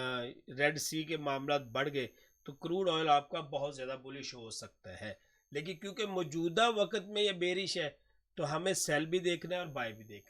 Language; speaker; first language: Hindi; non-native, local second language; Punjabi